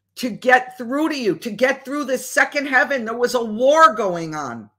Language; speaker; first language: English; native; English